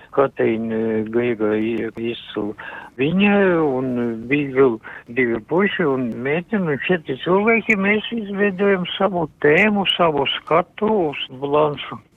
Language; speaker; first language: Latvian; non-native, local second language; Russian